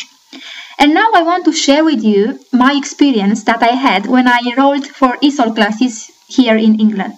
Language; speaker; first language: English; non-native, fluent; Romanian